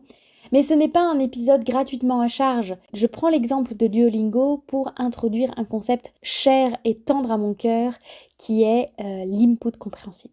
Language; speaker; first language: French; native; French